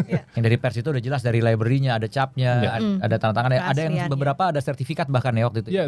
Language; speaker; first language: Indonesian; native; Indonesian